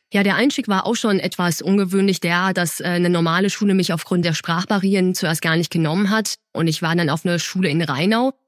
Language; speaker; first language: German; early bilingual, other home language; Chinese